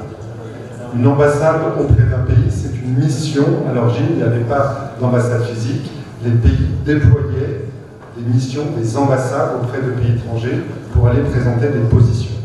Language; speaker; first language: French; native; French